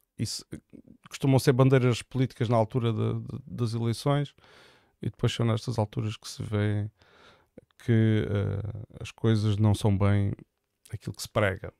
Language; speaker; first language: Portuguese; native; Portuguese